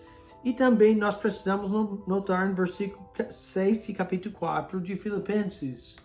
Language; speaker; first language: Portuguese; non-native, fluent; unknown